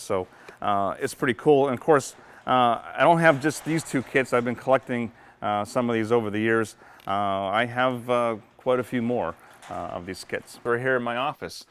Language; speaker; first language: English; native; English